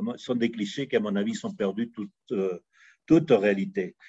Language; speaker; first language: French; non-native, fluent; Spanish